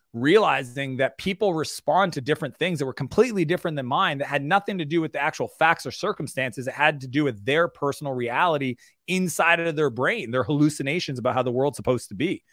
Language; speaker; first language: English; native; English